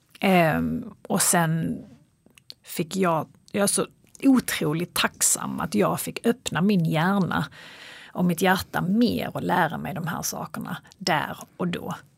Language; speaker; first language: Swedish; early bilingual, other home language; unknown